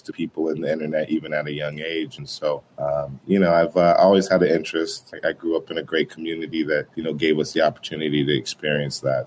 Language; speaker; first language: English; native; English